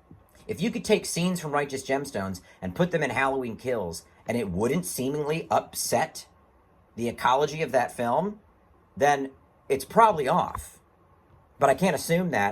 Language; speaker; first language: English; native; English